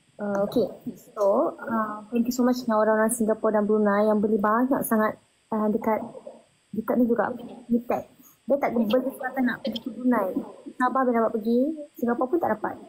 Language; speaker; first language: Malay; native; Malay